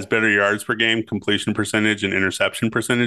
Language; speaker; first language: English; native; English